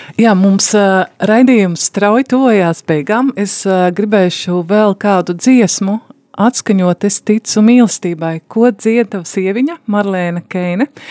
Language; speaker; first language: Latvian; native; Latvian